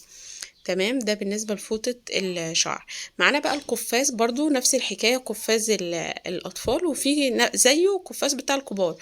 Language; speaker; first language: Arabic; native; Arabic